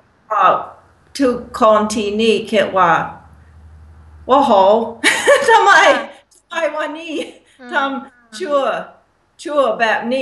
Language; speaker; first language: Thai; non-native, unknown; English